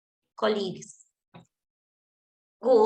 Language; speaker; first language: English; non-native, fluent; Spanish